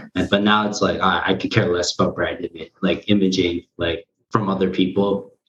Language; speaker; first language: English; early bilingual, other home language; Korean